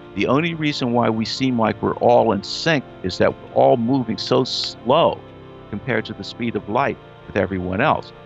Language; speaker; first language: English; native; English